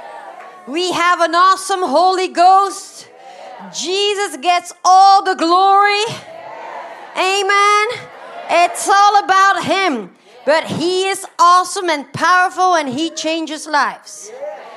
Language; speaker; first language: English; non-native, fluent; Dutch